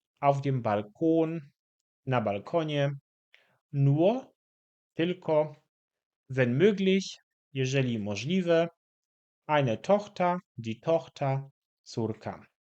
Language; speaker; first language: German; non-native, fluent; Polish